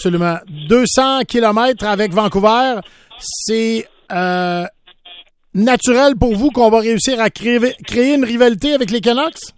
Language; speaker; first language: French; native; French